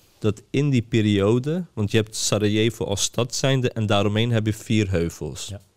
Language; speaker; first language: Dutch; early bilingual, other home language; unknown